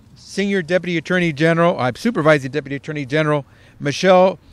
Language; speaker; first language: English; early bilingual, other home language; Spanish